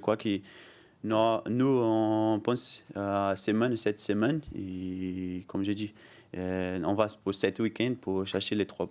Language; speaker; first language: French; non-native, learner; Portuguese